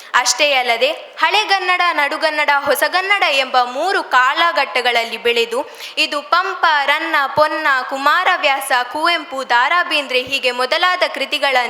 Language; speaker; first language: Kannada; native; Kannada